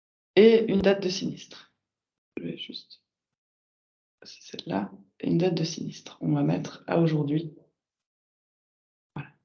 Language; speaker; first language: French; native; French